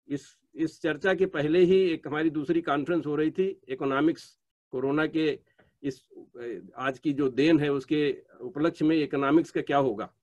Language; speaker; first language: Hindi; native; Hindi